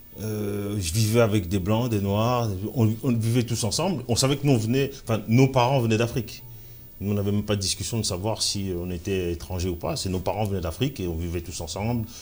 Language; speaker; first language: French; early bilingual, other home language; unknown